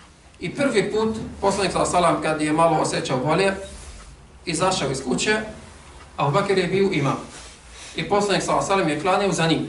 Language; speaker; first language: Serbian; non-native, fluent; Arabic